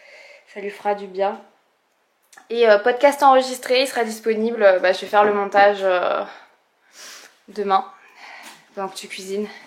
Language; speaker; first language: French; native; French